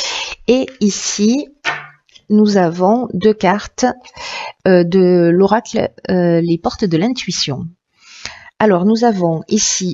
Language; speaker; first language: French; native; French